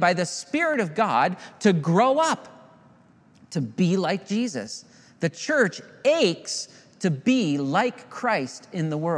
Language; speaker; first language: English; native; English